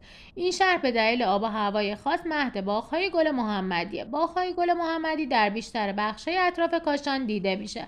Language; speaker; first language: Persian; native; Persian